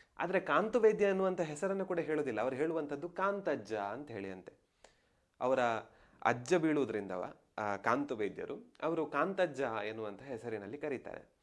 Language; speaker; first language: Kannada; non-native, local second language; Tulu